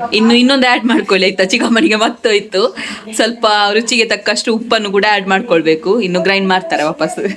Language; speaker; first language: Kannada; native; Kannada